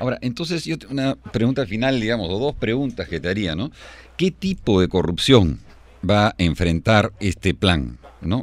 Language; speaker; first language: Spanish; native; Spanish